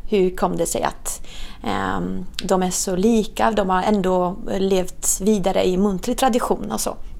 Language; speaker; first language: Swedish; non-native, fluent; Italian